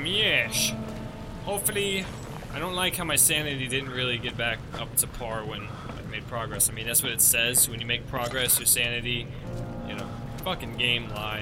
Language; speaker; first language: English; native; English